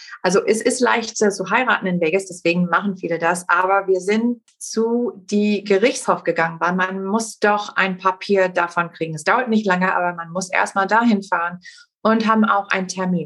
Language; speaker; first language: German; non-native, fluent; English